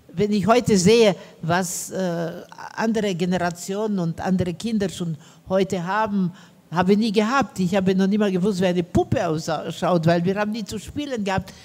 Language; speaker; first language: German; non-native, fluent; Romanian